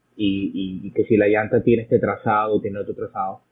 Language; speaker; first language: Spanish; native; Spanish